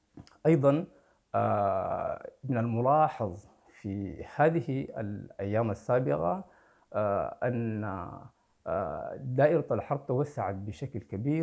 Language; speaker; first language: Arabic; native; Arabic